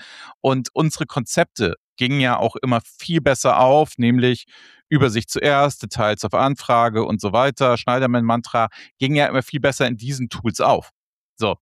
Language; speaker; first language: German; native; German